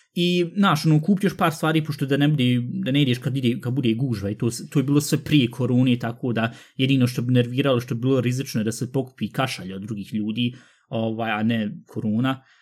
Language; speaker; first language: Bosnian; early bilingual, heritage; Bosnian